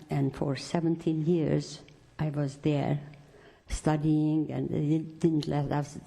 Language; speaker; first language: English; non-native, fluent; Romanian